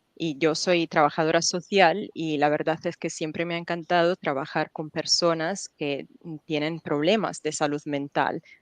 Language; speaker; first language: Spanish; non-native, fluent; English